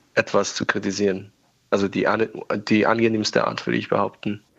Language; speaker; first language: German; non-native, fluent; Persian